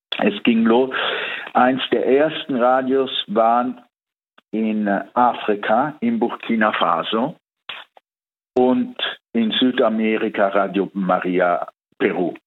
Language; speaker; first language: German; early bilingual, heritage; Italian